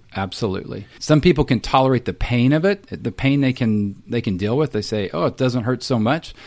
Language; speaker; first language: English; native; English